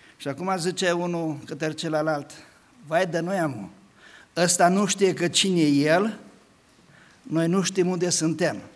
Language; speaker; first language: Romanian; non-native, local second language; Hungarian